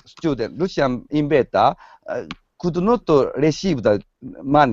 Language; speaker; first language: English; non-native, learner; Japanese